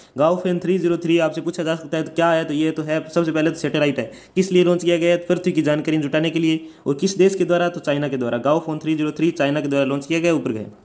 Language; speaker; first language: Hindi; native; Hindi